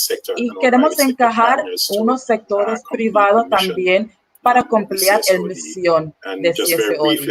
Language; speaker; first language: Spanish; non-native, learner; English